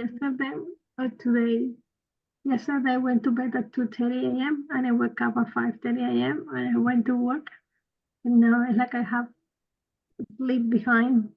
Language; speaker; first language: English; non-native, fluent; Spanish